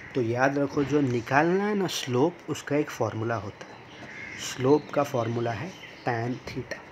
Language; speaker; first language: Hindi; non-native, local second language; Marathi